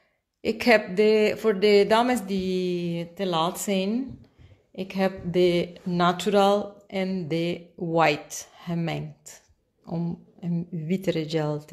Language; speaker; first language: Dutch; non-native, fluent; Spanish